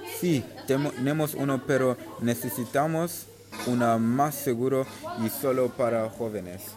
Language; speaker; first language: Spanish; non-native, learner; German